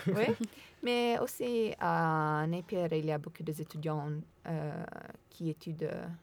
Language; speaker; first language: French; non-native, learner; Italian